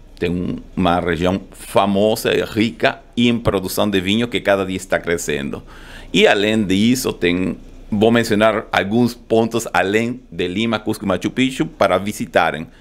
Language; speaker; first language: Portuguese; non-native, fluent; Spanish